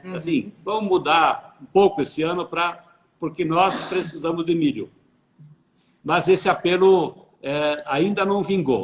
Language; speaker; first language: Portuguese; native; Portuguese